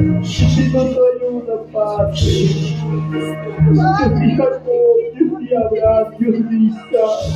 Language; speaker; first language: Spanish; non-native, local second language; Quechua